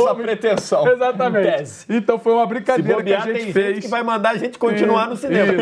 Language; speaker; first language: Portuguese; native; Portuguese